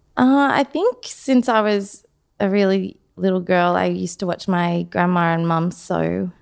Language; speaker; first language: English; native; English